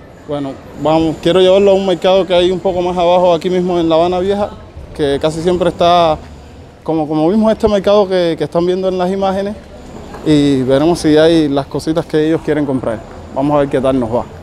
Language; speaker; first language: Spanish; native; Spanish